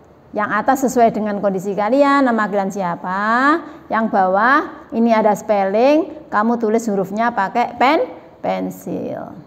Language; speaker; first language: Indonesian; native; Indonesian